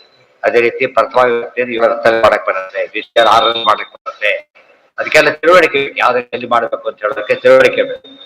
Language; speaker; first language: Kannada; native; Kannada